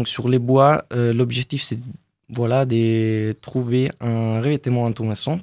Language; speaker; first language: French; non-native, fluent; Italian